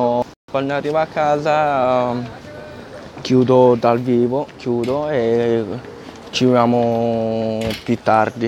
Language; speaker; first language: Italian; non-native, fluent; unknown